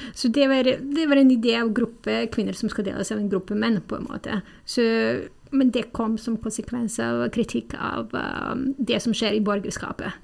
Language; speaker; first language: Norwegian; non-native, fluent; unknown